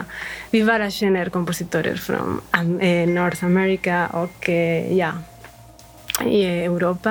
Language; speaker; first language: Swedish; non-native, fluent; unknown